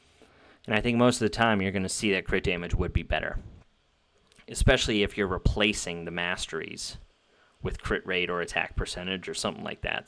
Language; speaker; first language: English; native; English